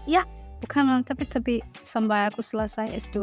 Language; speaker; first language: Indonesian; non-native, learner; Somali